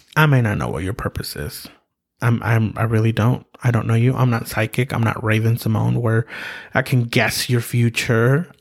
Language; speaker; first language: English; early bilingual, other home language; Spanish